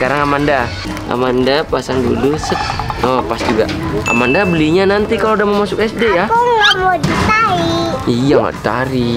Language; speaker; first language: Indonesian; native; Indonesian